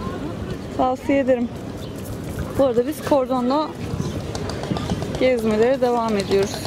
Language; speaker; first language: Turkish; native; Turkish